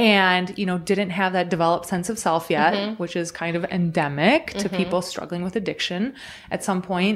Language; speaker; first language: English; early bilingual, other home language; Croatian